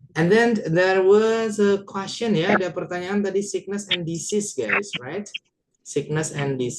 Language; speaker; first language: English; non-native, fluent; Indonesian